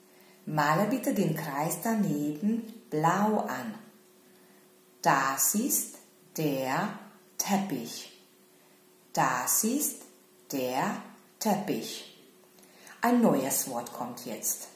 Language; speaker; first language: German; non-native, fluent; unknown